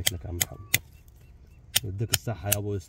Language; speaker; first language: Arabic; native; Arabic